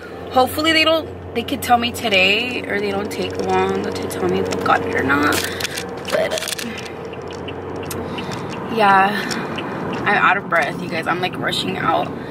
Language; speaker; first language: English; early bilingual, other home language; Spanish